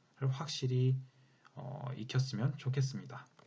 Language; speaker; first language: Korean; native; Korean